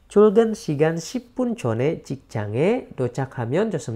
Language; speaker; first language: Korean; non-native, learner; Indonesian